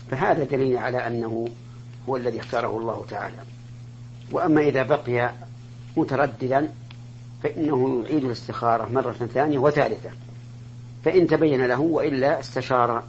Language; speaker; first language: Arabic; native; Arabic